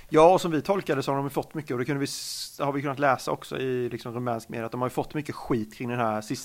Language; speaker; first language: Swedish; native; Swedish